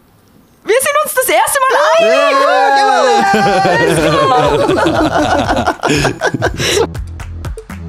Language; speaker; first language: German; native; German